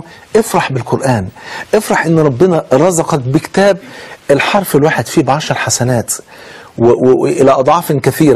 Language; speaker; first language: Arabic; native; Arabic